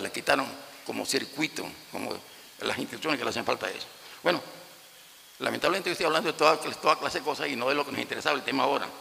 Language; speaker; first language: Spanish; native; Spanish